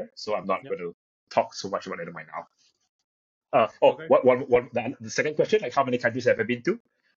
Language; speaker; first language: English; non-native, local second language; Chinese